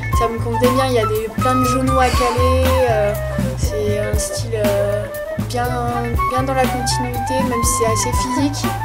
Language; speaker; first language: French; native; French